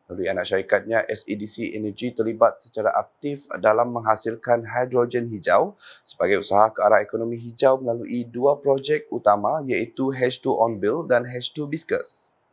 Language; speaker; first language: Malay; native; Malay